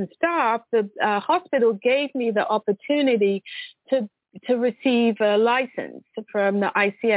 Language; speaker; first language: English; native; English